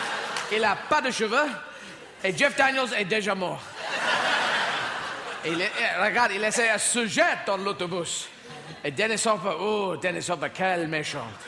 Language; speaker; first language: French; non-native, learner; English